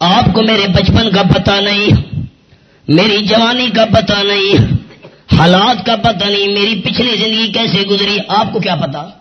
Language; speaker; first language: Urdu; non-native, local second language; Pashto